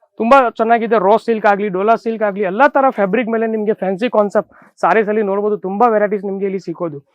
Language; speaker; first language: Kannada; non-native, fluent; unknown